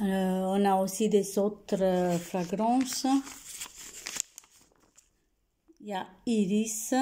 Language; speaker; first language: French; non-native, fluent; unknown